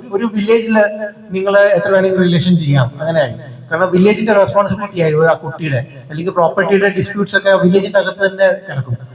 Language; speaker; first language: Malayalam; early bilingual, heritage; Malayalam